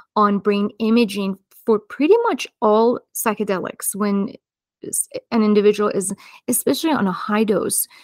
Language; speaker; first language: English; non-native, fluent; Persian